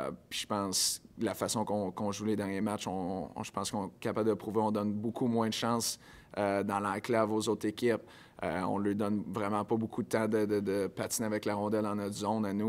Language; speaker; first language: French; native; French